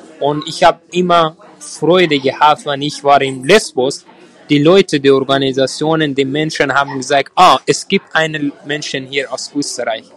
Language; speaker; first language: German; non-native, learner; Persian